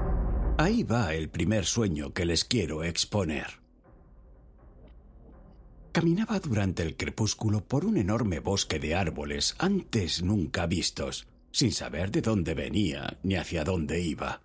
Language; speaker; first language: Spanish; native; Spanish